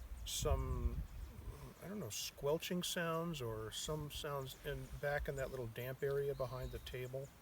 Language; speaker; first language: English; native; English